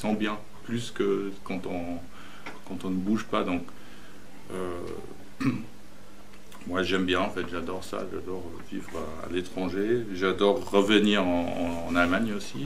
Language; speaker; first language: French; non-native, fluent; German